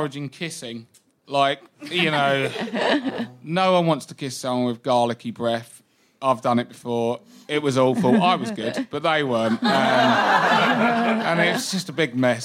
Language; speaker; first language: English; native; English